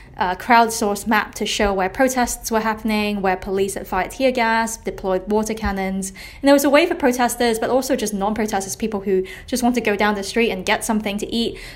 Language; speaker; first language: English; non-native, local second language; Cantonese